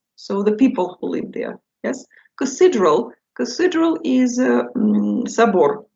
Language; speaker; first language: English; non-native, fluent; Russian